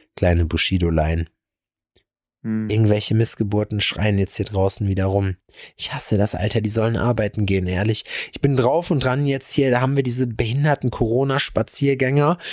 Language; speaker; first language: German; native; German